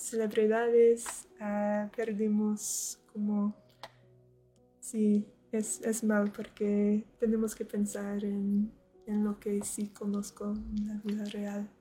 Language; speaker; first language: Spanish; non-native, learner; English